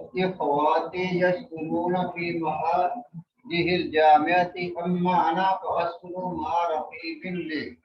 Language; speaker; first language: Arabic; non-native, learner; Urdu